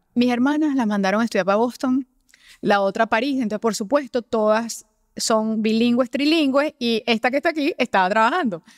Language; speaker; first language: Spanish; native; Spanish